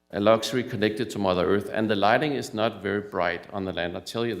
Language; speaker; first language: English; non-native, fluent; Danish